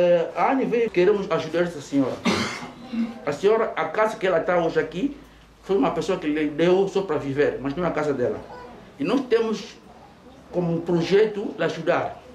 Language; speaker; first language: Portuguese; native; Portuguese